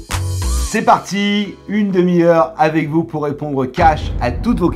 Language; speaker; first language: French; native; French